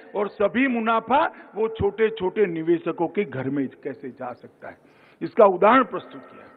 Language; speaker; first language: Hindi; non-native, local second language; Gujarati